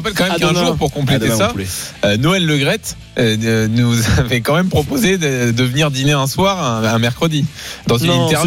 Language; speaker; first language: French; native; French